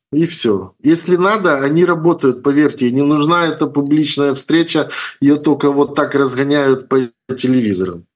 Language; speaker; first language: Russian; native; Russian